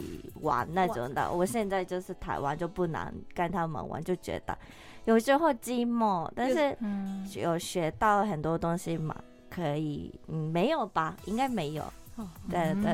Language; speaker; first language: Chinese; non-native, fluent; Japanese